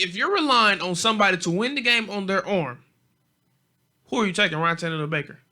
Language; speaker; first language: English; native; English